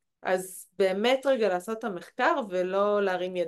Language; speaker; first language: Hebrew; native; Hebrew